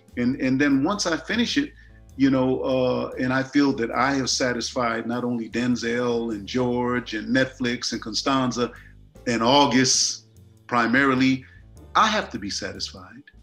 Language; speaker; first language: English; native; English